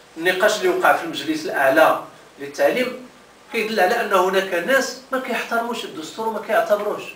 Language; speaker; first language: Arabic; non-native, local second language; Tachelhit